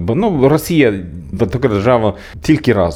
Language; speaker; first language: Ukrainian; non-native, learner; Swedish